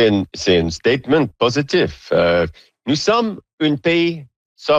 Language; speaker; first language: French; non-native, learner; English